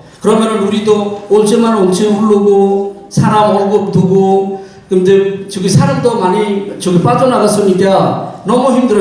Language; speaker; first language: Korean; non-native, fluent; Bangla